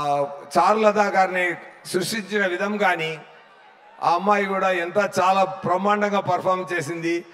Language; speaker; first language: Telugu; non-native, fluent; Tamil